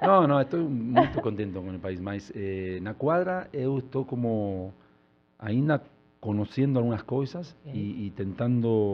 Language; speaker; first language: Portuguese; non-native, learner; Spanish